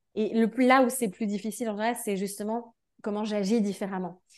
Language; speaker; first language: French; native; French